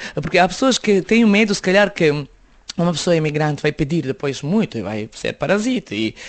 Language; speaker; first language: Portuguese; non-native, fluent; Serbian